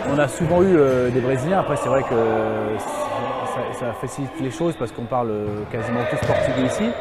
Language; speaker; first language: French; native; French